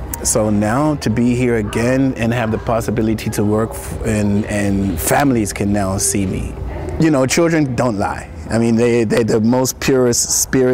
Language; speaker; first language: English; native; English